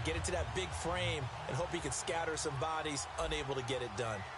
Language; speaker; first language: English; native; English